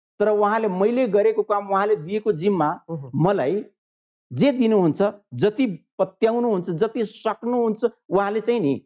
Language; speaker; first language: Nepali; non-native, local second language; Maithili